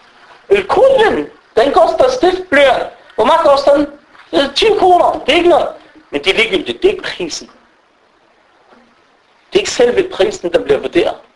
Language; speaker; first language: Danish; non-native, fluent; Arabic